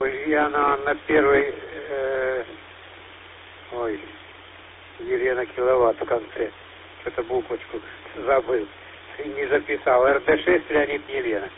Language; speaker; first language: Russian; native; Russian